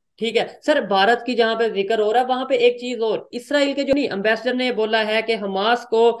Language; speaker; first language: Hindi; native; Hindi